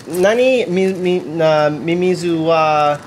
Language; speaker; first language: Japanese; non-native, learner; English